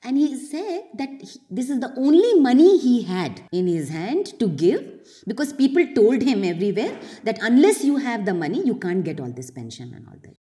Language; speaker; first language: English; non-native, local second language; Hindi